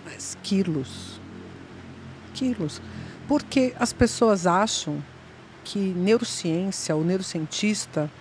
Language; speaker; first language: Portuguese; native; Portuguese